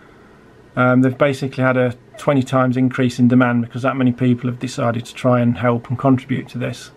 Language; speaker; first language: English; native; English